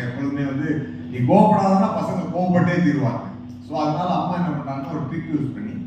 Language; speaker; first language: Tamil; native; Tamil